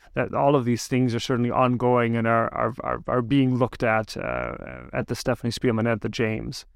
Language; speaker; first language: English; early bilingual, other home language; German